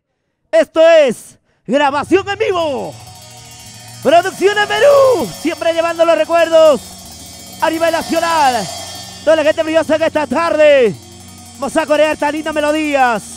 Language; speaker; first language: Spanish; native; Spanish